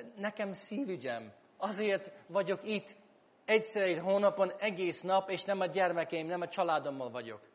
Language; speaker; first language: Hungarian; non-native, fluent; English